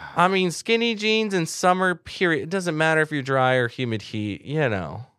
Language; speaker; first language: English; native; English